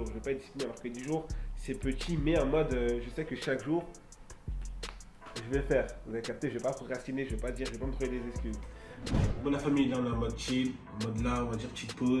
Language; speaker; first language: French; native; French